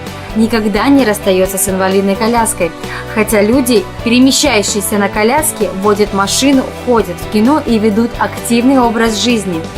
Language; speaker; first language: Russian; native; Russian